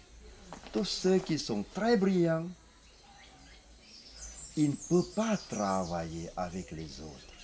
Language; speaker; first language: French; non-native, fluent; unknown